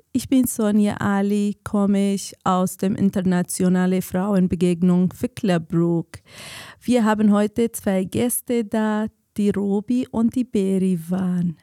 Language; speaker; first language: German; non-native, learner; Kurdish